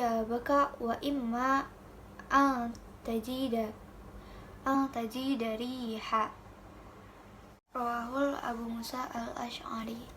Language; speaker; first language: Arabic; non-native, learner; Indonesian